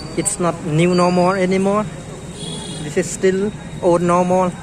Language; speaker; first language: English; non-native, learner; Thai